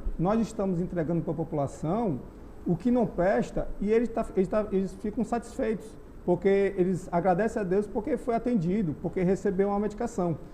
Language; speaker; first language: Portuguese; native; Portuguese